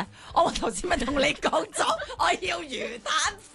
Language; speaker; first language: Cantonese; native; Cantonese